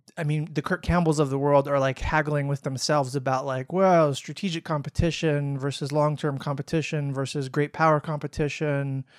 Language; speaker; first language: English; native; English